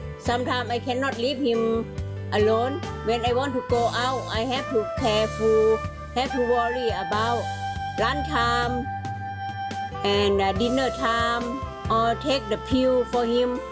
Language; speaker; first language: English; non-native, learner; Thai